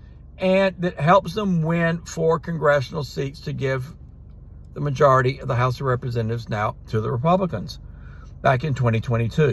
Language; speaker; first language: English; native; English